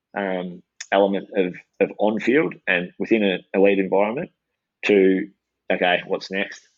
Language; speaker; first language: English; native; English